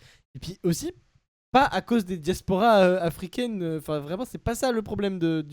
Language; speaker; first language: French; native; French